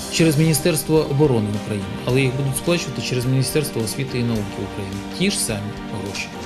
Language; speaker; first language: Ukrainian; native; Ukrainian